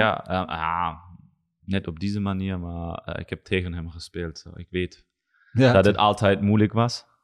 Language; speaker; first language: Dutch; non-native, learner; German